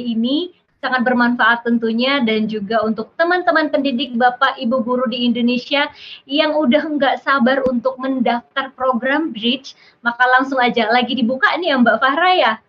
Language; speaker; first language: Indonesian; native; Indonesian